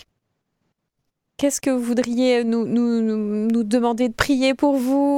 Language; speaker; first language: French; native; French